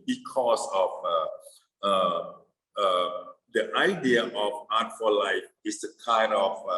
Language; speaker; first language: English; non-native, fluent; Thai